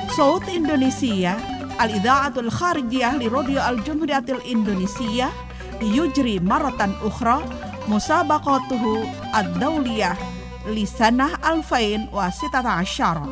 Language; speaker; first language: Arabic; non-native, fluent; Indonesian